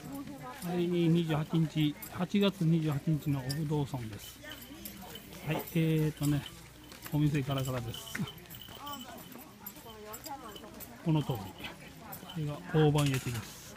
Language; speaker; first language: Japanese; native; Japanese